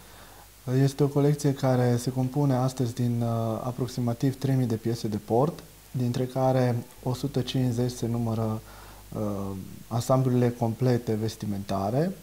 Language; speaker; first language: Romanian; native; Romanian